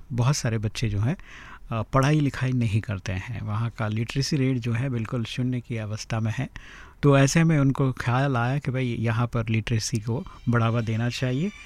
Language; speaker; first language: Hindi; native; Hindi